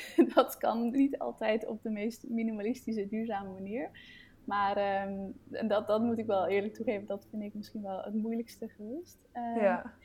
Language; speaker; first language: Dutch; non-native, fluent; Danish